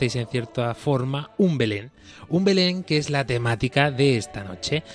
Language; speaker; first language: Spanish; native; Spanish